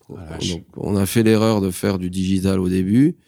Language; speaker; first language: French; non-native, local second language; Arabic